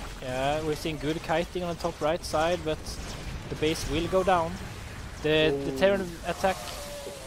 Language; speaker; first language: English; non-native, fluent; Swedish